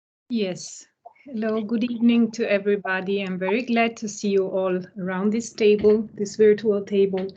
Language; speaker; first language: English; non-native, fluent; Italian